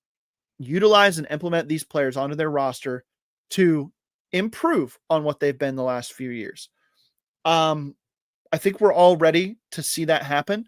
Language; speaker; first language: English; native; English